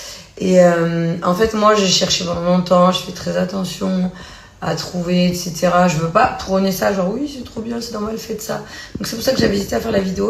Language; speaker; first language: French; native; French